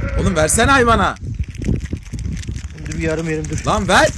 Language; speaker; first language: Turkish; native; Turkish